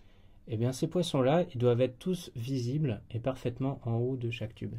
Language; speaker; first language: French; native; French